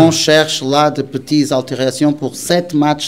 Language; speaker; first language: French; non-native, learner; Portuguese